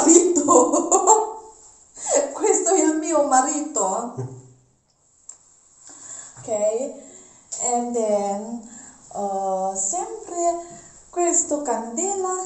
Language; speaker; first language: Italian; non-native, learner; Mizo